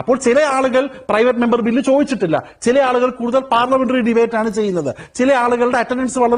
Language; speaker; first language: Malayalam; native; Malayalam